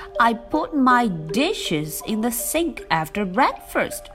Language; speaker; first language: English; non-native, fluent; Chinese